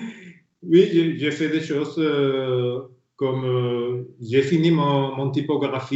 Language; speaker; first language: French; non-native, fluent; Spanish